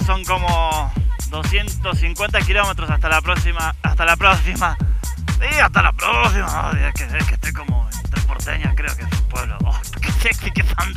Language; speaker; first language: Spanish; native; Spanish